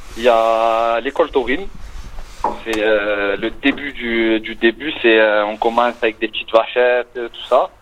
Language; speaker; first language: French; native; French